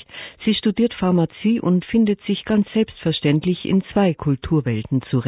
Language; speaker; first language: German; native; German